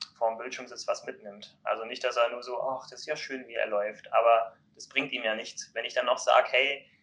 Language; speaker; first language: German; native; German